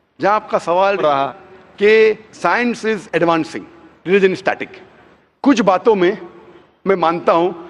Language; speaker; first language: Hindi; non-native, local second language; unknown